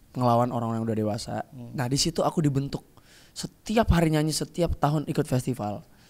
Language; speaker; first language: Indonesian; native; Indonesian